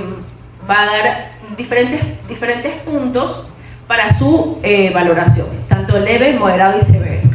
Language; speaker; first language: Spanish; native; Spanish